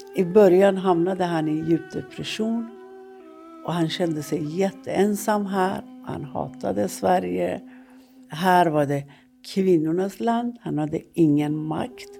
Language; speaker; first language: Swedish; non-native, fluent; Persian